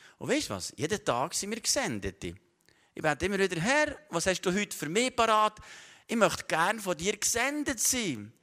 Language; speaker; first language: German; native; German